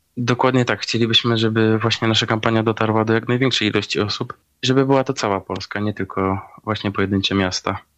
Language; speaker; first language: Polish; native; Polish